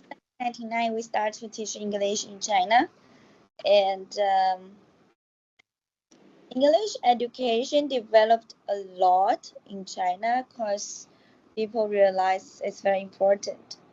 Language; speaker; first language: English; non-native, learner; Chinese